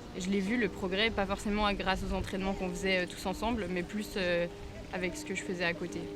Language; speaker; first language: French; native; French